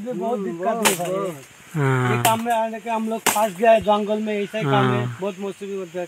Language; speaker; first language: Hindi; non-native, local second language; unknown